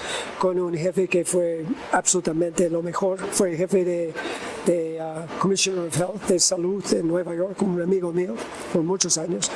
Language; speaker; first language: Spanish; non-native, learner; English